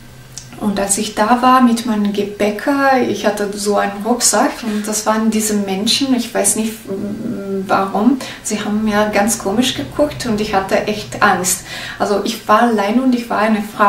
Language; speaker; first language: German; non-native, learner; Italian